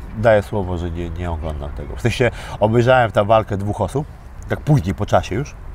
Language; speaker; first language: Polish; early bilingual, other home language; Armenian